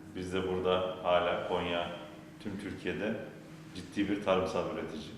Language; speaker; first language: Turkish; native; Turkish